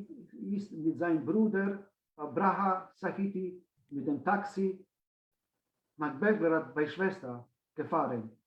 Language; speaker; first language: German; non-native, fluent; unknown